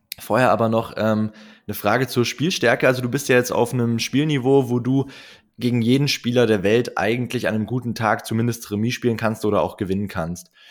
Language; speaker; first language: German; native; German